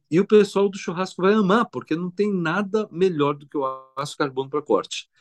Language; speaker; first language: Portuguese; early bilingual, other home language; Korean